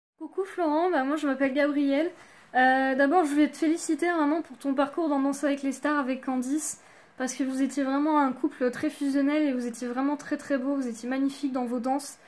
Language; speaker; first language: French; native; French